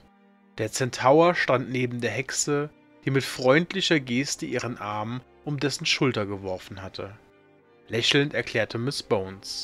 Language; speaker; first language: German; native; German